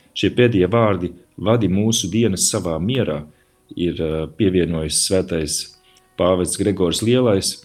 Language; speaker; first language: Latvian; native; Latvian